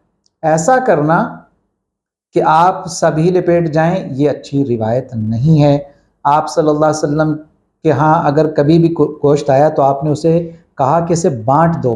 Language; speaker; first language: Urdu; native; Urdu